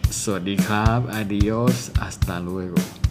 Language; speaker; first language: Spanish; non-native, fluent; Thai